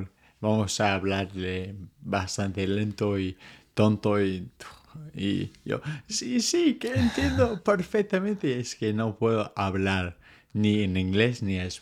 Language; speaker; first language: Spanish; non-native, fluent; English